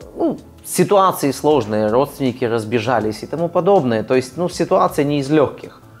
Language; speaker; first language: Russian; early bilingual, other home language; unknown